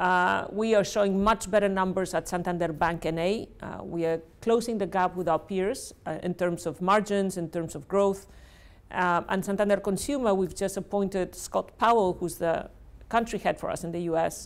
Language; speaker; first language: English; non-native, fluent; Spanish